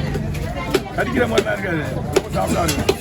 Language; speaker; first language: Tamil; native; Tamil